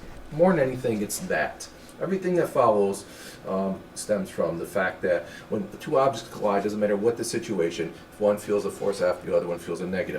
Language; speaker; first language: English; native; English